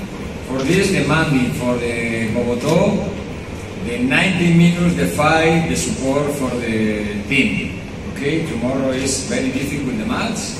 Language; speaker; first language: English; non-native, learner; Spanish